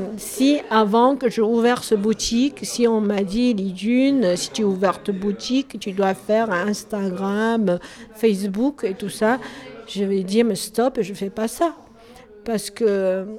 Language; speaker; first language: French; non-native, learner; Chinese